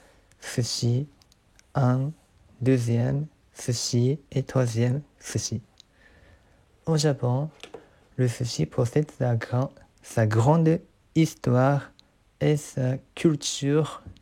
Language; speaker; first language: French; non-native, learner; Japanese